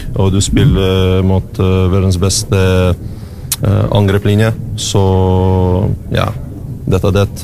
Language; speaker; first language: Norwegian; non-native, learner; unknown